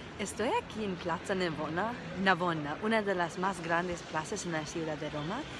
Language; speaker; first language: Spanish; non-native, learner; English